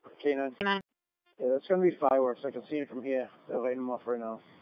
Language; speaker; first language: English; native; English